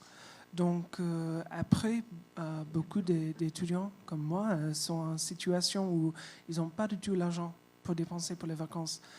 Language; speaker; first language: French; non-native, fluent; English